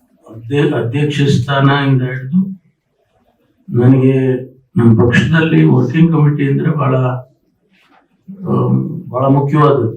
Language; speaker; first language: Kannada; native; Kannada